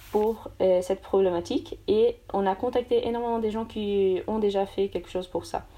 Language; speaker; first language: French; non-native, fluent; Portuguese